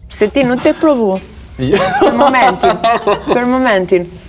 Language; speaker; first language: Albanian; early bilingual, heritage; Albanian